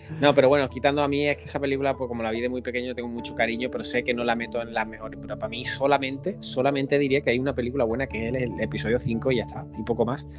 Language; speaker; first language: Spanish; native; Spanish